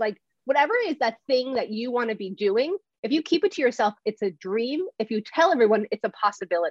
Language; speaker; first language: English; native; English